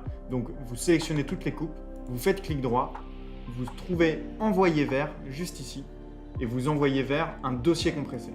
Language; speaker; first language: French; native; French